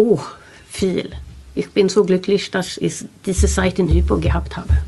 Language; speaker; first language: German; non-native, learner; Swedish